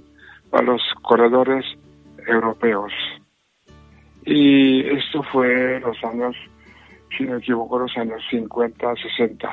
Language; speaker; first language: Spanish; non-native, fluent; Japanese